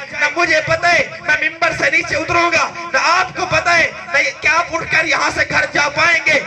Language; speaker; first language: Urdu; non-native, local second language; Punjabi